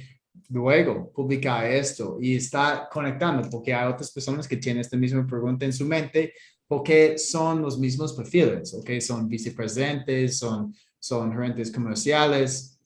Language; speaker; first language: Spanish; non-native, fluent; English